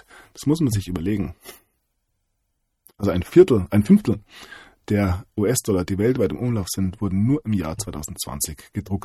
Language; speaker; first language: German; native; German